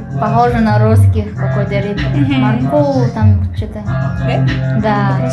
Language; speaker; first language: Russian; non-native, learner; Mongolian